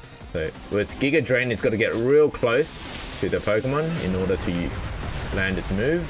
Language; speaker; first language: English; native; English